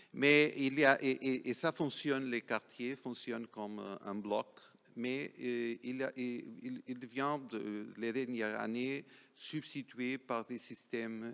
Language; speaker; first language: French; non-native, fluent; Portuguese